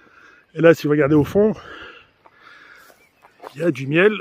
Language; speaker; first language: French; native; French